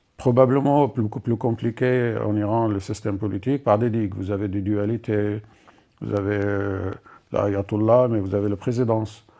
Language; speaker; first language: French; non-native, fluent; Arabic